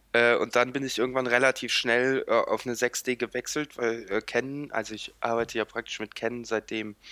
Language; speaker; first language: German; native; German